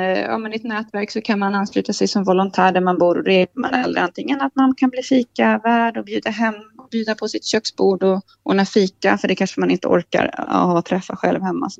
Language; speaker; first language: Swedish; native; Swedish